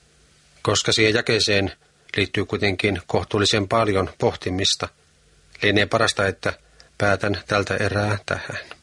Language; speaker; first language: Finnish; native; Finnish